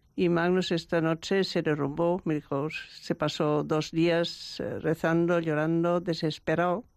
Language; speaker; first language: Spanish; non-native, fluent; German